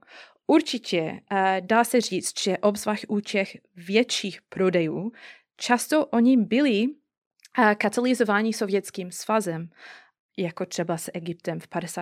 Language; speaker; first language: Czech; non-native, fluent; English